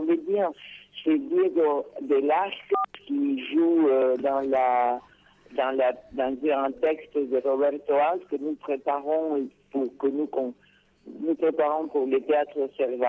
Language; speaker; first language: French; non-native, fluent; Spanish